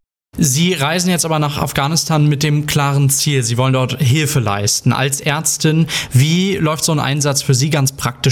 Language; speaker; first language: German; native; German